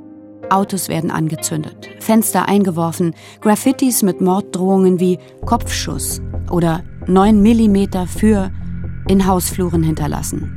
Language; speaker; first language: German; native; German